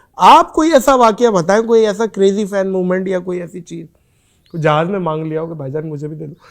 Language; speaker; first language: Urdu; native; Urdu